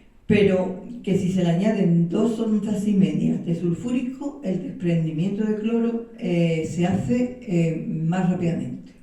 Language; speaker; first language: Spanish; native; Spanish